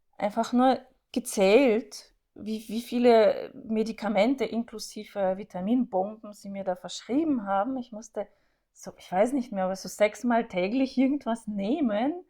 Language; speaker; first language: German; non-native, fluent; Russian